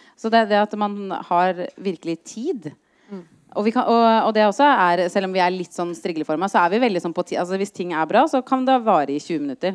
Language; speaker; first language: Norwegian; native; Norwegian